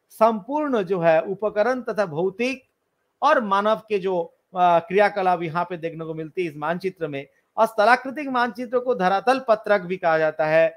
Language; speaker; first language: Hindi; non-native, local second language; Bangla